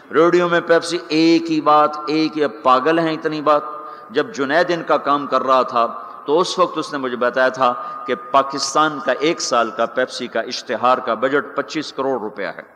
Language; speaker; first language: Urdu; non-native, local second language; Punjabi